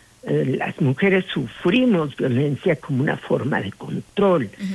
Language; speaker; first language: Spanish; native; Spanish